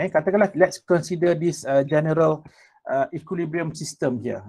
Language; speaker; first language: English; non-native, local second language; Malay